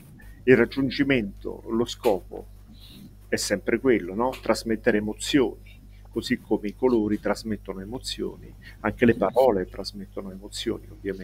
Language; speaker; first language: Italian; non-native, fluent; Spanish